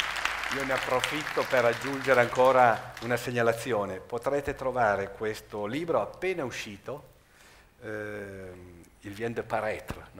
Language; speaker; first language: Italian; native; Italian